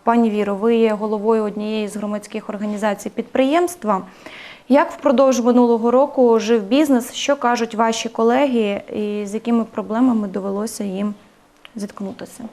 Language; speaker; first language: Ukrainian; native; Ukrainian